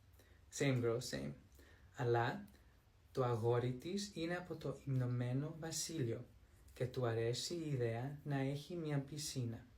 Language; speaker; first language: Greek; non-native, learner; English